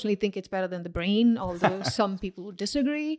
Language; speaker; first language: English; non-native, local second language; Tamil